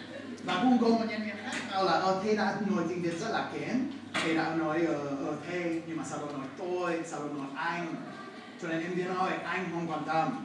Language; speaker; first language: Vietnamese; non-native, fluent; English